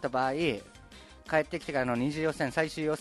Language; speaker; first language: Japanese; native; Japanese